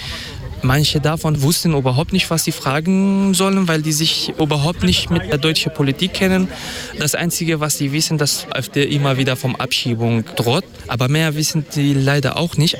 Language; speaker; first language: German; non-native, fluent; Kurdish